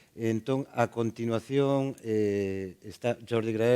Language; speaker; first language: Spanish; non-native, local second language; Galician